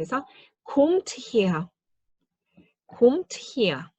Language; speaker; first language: German; non-native, fluent; Korean